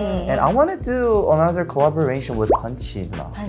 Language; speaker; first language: English; non-native, learner; Korean